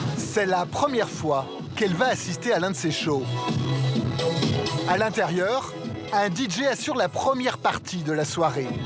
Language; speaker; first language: French; native; French